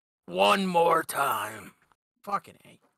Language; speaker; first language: English; native; English